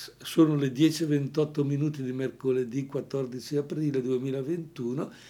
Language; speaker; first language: Italian; native; Italian